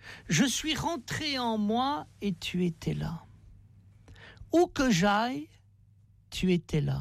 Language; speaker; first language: French; native; French